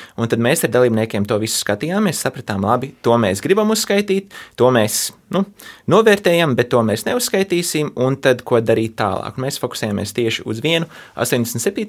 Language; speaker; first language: Latvian; early bilingual, heritage; Latvian